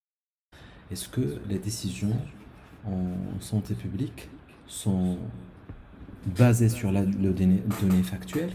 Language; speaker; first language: French; non-native, local second language; Arabic